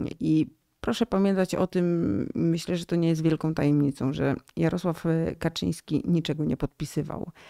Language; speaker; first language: Polish; native; Polish